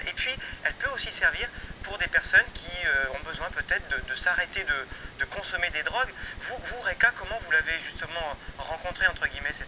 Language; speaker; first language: French; native; French